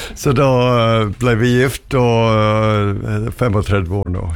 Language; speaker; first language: Norwegian; native; Norwegian